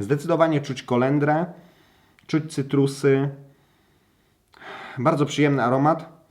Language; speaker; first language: Polish; native; Polish